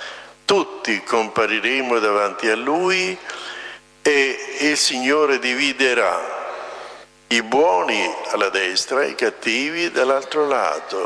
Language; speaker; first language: Italian; native; Italian